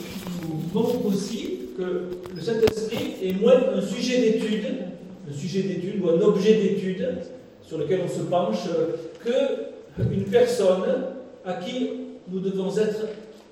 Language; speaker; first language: French; native; French